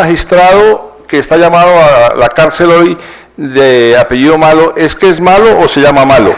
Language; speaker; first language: Spanish; native; Spanish